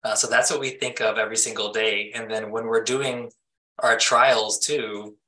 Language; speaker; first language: English; native; English